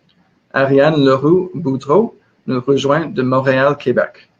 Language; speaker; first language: French; non-native, learner; English